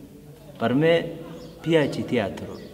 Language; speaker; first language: Italian; non-native, learner; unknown